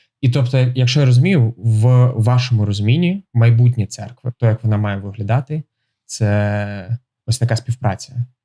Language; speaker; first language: Ukrainian; native; Ukrainian